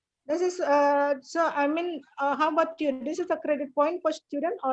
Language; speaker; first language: English; non-native, learner; Indonesian